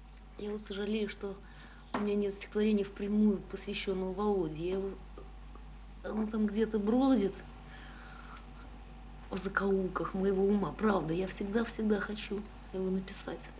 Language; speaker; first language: Russian; native; Russian